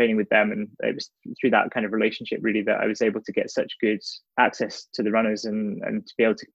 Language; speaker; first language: English; native; English